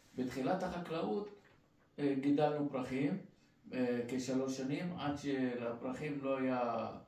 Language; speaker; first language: Hebrew; early bilingual, other home language; Persian